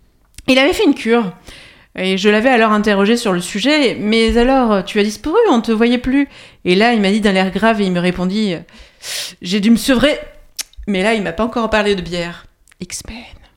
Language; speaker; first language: French; native; French